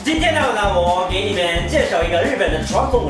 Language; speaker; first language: Chinese; non-native, fluent; Japanese